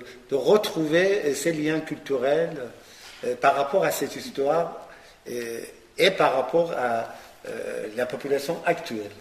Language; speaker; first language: French; non-native, fluent; Persian